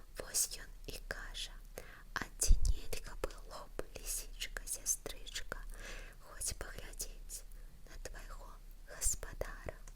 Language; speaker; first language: Belarusian; non-native, local second language; Russian